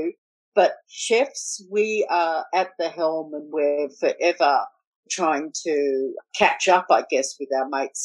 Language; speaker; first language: English; native; English